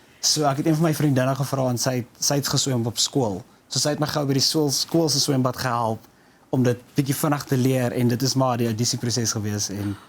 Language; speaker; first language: Afrikaans; native; Afrikaans